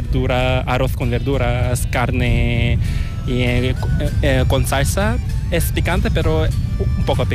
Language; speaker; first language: Spanish; non-native, fluent; Korean